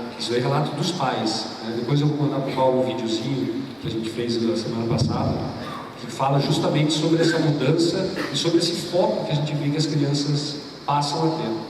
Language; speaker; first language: Portuguese; native; Portuguese